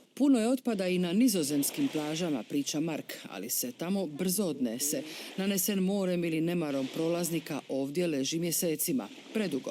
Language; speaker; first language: Croatian; native; Croatian